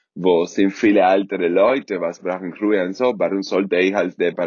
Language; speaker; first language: German; non-native, fluent; Spanish